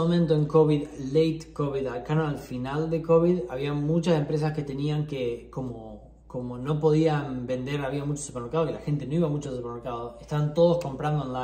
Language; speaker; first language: Spanish; native; Spanish